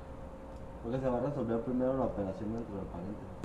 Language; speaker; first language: Spanish; native; Spanish